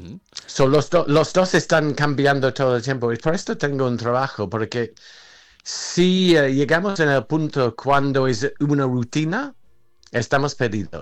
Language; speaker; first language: Spanish; non-native, fluent; English